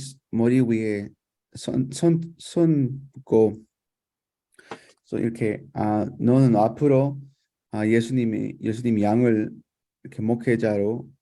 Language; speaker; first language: Korean; non-native, fluent; Spanish